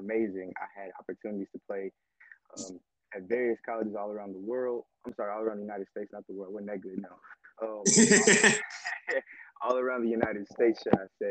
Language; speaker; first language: English; native; English